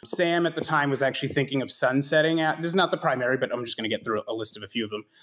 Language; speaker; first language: English; native; English